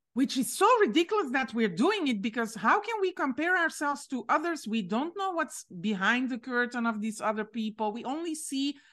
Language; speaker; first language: English; non-native, fluent; French